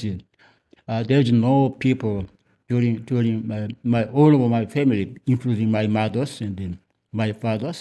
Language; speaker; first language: English; non-native, learner; Korean